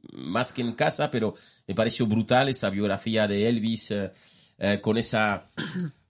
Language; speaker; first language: Spanish; non-native, fluent; French